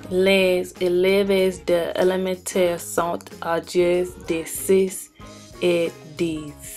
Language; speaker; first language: French; non-native, learner; English